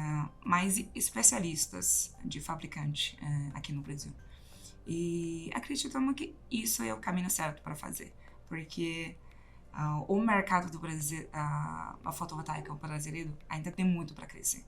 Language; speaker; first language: Portuguese; non-native, fluent; Chinese